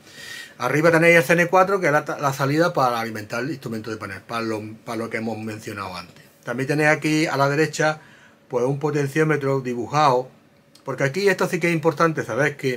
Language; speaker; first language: Spanish; native; Spanish